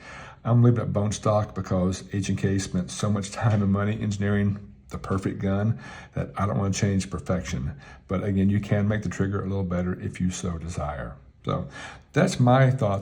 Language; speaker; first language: English; native; English